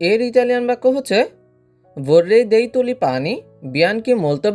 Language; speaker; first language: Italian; non-native, fluent; Bangla